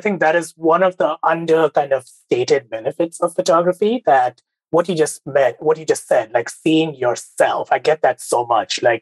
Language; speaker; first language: English; non-native, local second language; Bangla